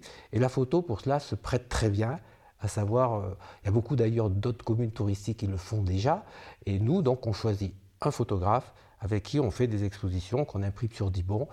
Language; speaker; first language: French; native; French